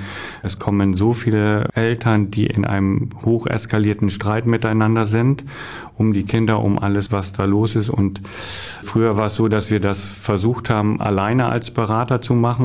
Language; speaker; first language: German; native; German